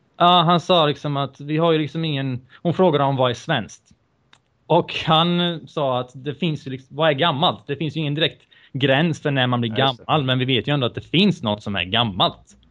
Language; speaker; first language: Swedish; early bilingual, other home language; Bosnian